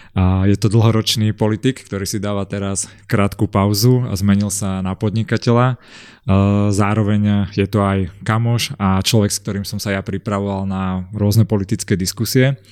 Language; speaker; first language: Slovak; native; Slovak